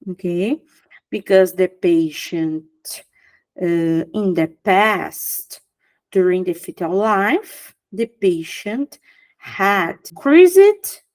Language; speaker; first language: English; non-native, fluent; Portuguese